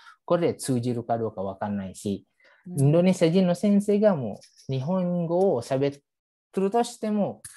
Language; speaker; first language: Japanese; non-native, fluent; Indonesian